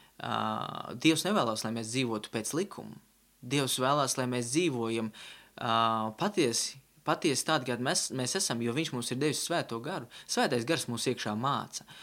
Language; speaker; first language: Latvian; non-native, local second language; Russian